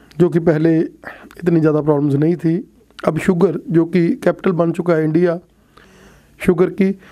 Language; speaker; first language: Hindi; non-native, local second language; Punjabi